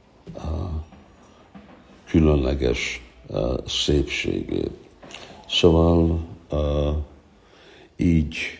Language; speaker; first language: Hungarian; early bilingual, heritage; Hungarian